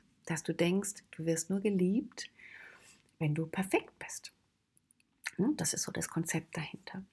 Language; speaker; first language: German; native; German